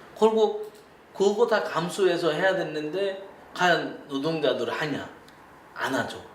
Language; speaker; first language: Korean; non-native, fluent; Bangla